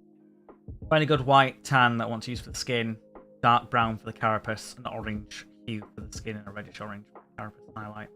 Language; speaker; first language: English; native; English